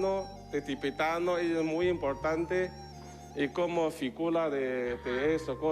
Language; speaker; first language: Spanish; non-native, learner; Chinese